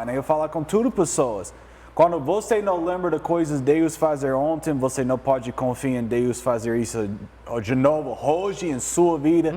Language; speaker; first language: Portuguese; non-native, learner; English